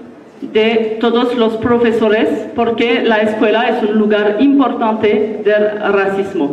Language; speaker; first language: Spanish; non-native, learner; French